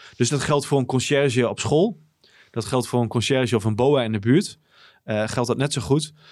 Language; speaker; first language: Dutch; native; Dutch